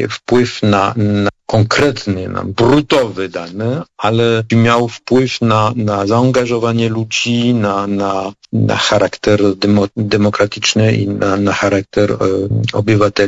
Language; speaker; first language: Polish; non-native, fluent; French